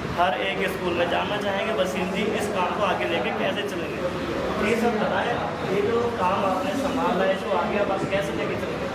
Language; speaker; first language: Hindi; native; Hindi